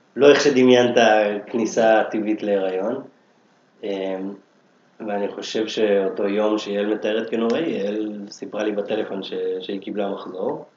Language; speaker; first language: Hebrew; native; Hebrew